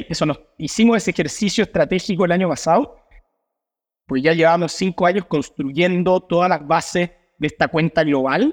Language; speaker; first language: Spanish; native; Spanish